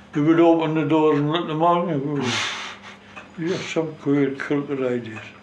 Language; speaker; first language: English; native; English